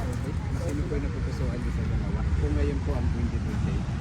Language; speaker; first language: Filipino; native; Filipino